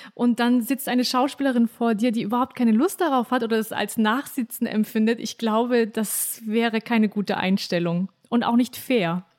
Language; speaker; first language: German; early bilingual, other home language; Turkish